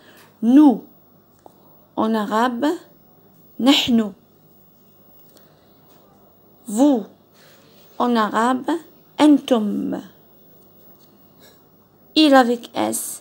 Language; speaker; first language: French; non-native, local second language; Arabic